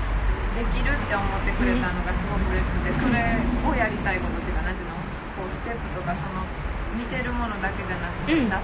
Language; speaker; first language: Japanese; native; Japanese